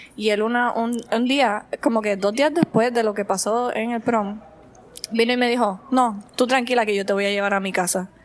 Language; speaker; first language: Spanish; native; Spanish